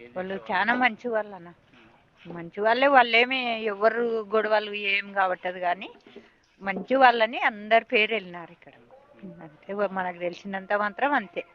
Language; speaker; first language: Telugu; native; Telugu